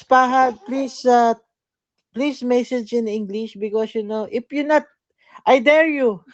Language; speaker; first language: English; non-native, learner; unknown